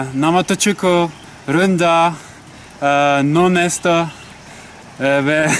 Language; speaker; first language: Turkish; non-native, learner; Spanish